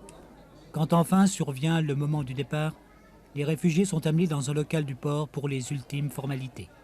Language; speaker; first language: French; native; French